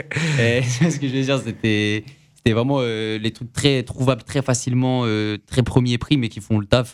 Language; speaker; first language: French; native; French